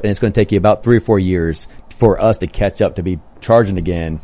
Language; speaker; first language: English; native; English